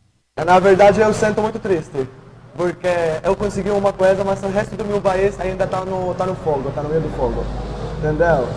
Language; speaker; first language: Portuguese; non-native, fluent; Arabic